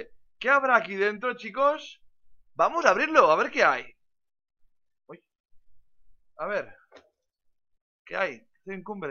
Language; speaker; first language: Spanish; native; Spanish